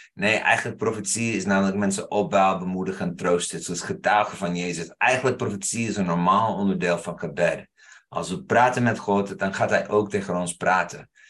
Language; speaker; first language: Dutch; non-native, fluent; English